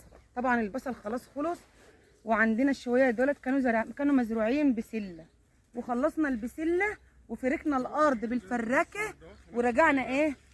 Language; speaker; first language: Arabic; native; Arabic